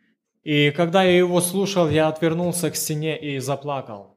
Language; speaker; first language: Polish; non-native, learner; Ukrainian